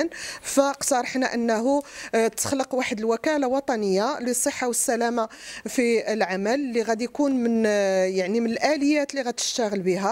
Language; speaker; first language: Arabic; native; Arabic